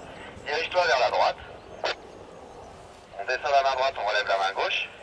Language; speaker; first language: French; native; French